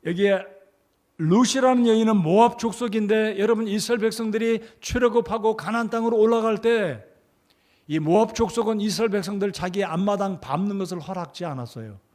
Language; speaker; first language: Korean; native; Korean